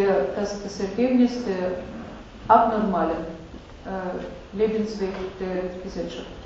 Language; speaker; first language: German; non-native, fluent; Russian